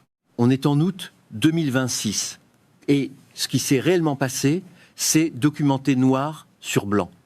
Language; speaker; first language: French; native; French